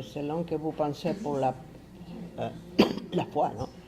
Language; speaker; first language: French; non-native, learner; Spanish